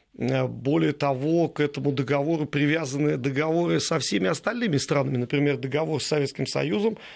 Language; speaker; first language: Russian; native; Russian